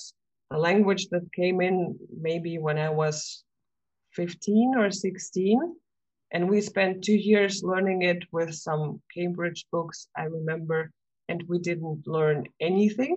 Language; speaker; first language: English; non-native, fluent; Russian